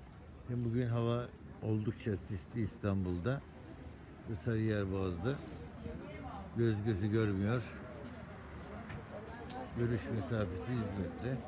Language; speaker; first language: Turkish; native; Turkish